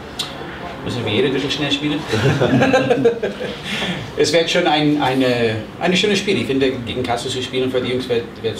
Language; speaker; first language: German; non-native, fluent; English